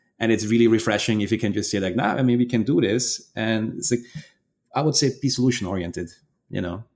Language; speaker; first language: English; non-native, fluent; German